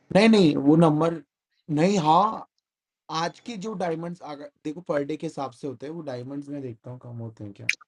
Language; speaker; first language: Hindi; native; Hindi